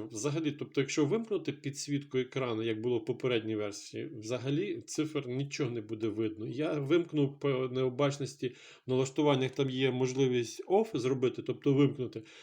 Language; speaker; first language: Ukrainian; non-native, local second language; Russian